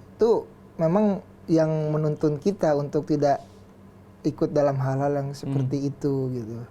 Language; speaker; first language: Indonesian; native; Indonesian